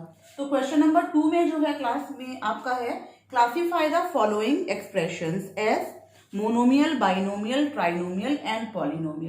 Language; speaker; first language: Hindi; native; Hindi